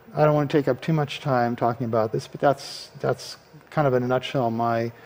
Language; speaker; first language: English; native; English